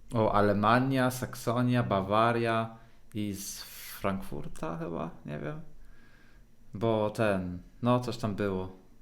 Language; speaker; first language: Polish; early bilingual, heritage; Polish